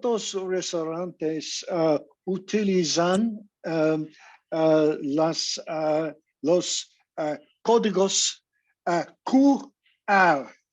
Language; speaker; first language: Spanish; non-native, learner; English